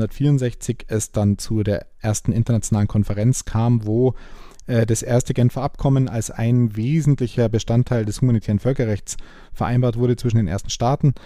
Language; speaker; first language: German; native; German